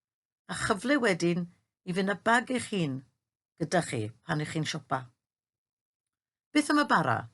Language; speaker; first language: Welsh; native; Welsh